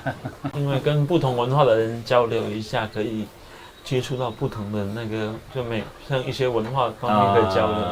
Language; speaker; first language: Chinese; native; Chinese